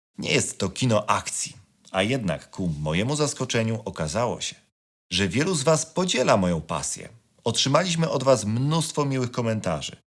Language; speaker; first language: Polish; native; Polish